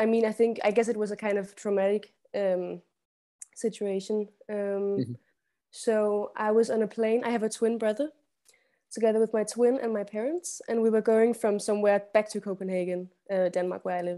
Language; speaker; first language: English; non-native, fluent; Danish